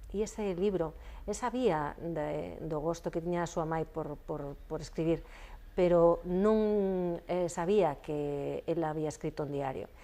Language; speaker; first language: Galician; non-native, local second language; Spanish